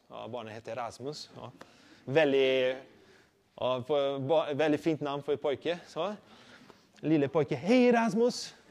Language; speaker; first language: Swedish; non-native, fluent; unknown